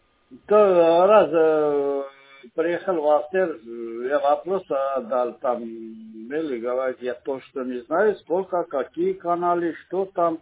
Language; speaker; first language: Russian; non-native, local second language; Armenian